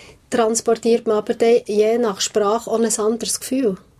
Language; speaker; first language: German; native; German